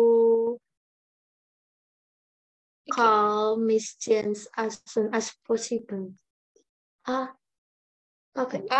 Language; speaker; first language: English; non-native, learner; Indonesian